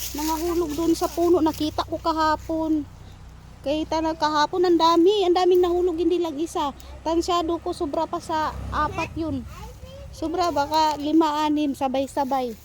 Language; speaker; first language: Filipino; non-native, local second language; Cebuano